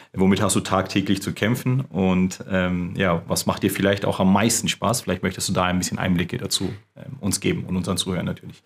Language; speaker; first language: German; early bilingual, other home language; Turkish